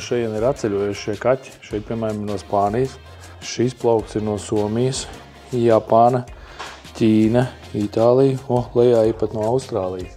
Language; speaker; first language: Latvian; native; Latvian